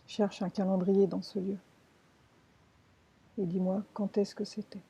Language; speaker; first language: French; native; French